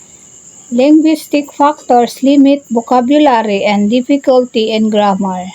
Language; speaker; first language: English; non-native, local second language; Filipino